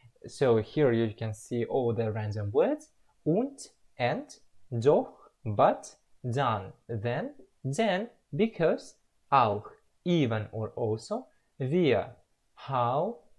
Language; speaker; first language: English; non-native, fluent; Russian